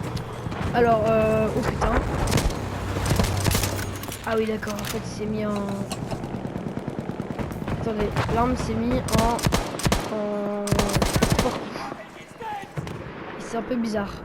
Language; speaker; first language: French; native; French